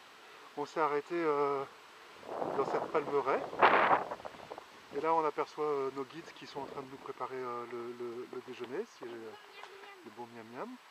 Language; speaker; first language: French; native; French